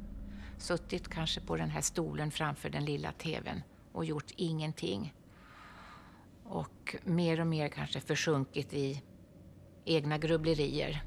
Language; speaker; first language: Swedish; native; Swedish